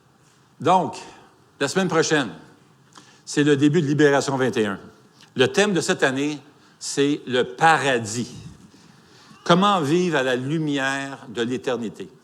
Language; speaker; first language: French; native; French